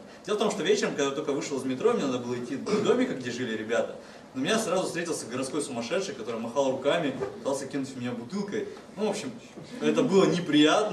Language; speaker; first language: Russian; native; Russian